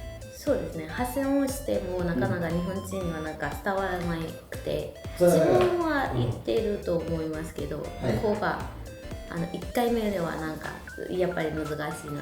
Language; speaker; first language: Japanese; non-native, fluent; Burmese